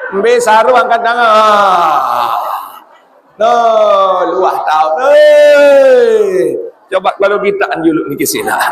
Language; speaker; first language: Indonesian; non-native, local second language; Sasak